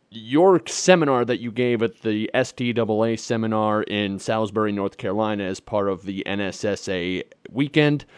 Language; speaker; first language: English; native; English